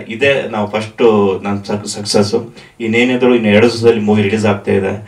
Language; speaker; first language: Kannada; native; Kannada